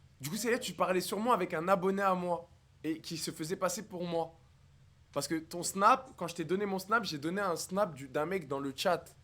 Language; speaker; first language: French; native; French